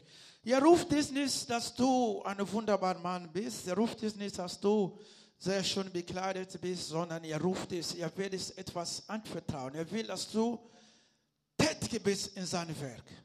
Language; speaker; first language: German; non-native, learner; Lingala